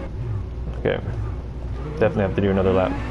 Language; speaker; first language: English; native; English